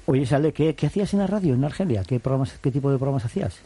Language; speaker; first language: Spanish; native; Spanish